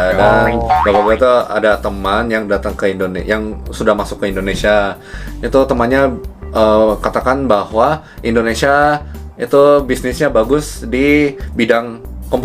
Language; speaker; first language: Indonesian; early bilingual, other home language; Korean